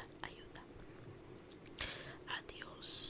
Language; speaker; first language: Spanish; non-native, learner; English